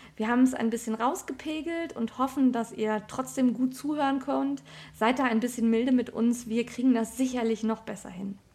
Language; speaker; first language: German; native; German